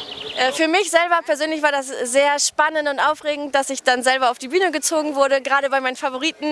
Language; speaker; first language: German; native; German